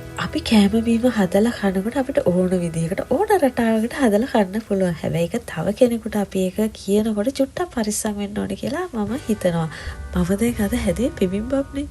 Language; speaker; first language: Sinhala; native; Sinhala